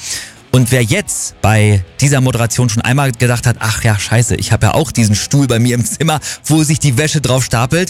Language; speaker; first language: German; native; German